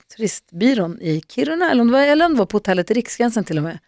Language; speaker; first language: Swedish; native; Swedish